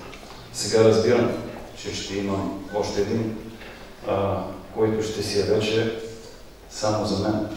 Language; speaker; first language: Bulgarian; native; Bulgarian